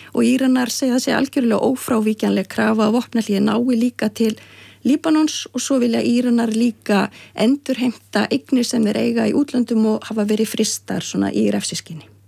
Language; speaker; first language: Icelandic; native; Icelandic